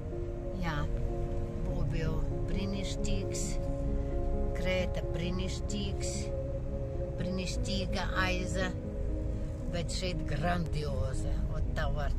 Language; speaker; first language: Latvian; non-native, local second language; Russian